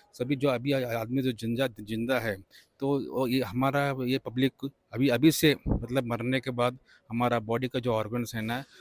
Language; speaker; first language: Hindi; non-native, local second language; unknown